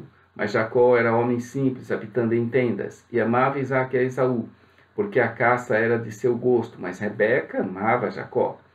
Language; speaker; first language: Portuguese; native; Portuguese